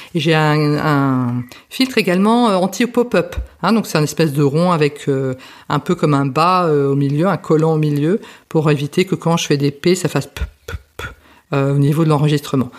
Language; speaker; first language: French; native; French